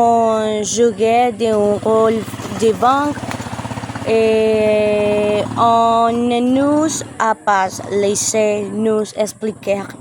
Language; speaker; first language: French; non-native, learner; Spanish